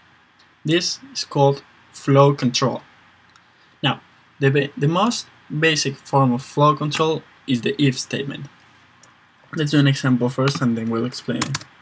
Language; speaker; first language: English; non-native, fluent; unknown